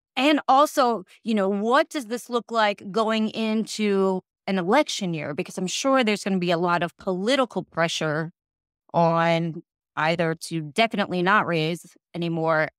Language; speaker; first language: English; native; English